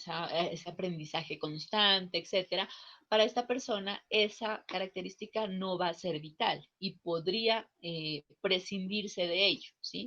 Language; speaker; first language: Spanish; native; Spanish